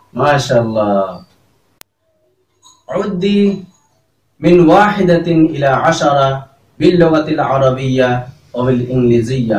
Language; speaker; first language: Arabic; non-native, fluent; Bangla